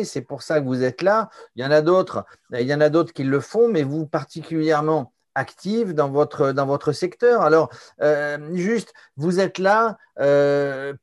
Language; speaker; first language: French; native; French